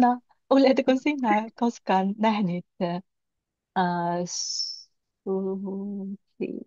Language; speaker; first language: Finnish; non-native, learner; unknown